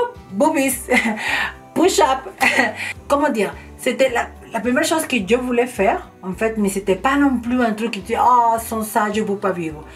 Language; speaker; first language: French; non-native, fluent; Spanish